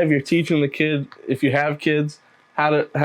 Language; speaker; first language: English; native; English